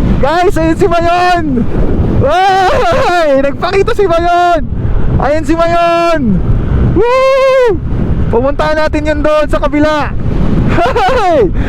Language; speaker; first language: Filipino; non-native, local second language; Bikol